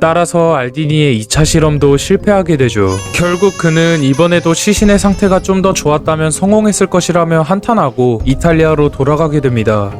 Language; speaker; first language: Korean; native; Korean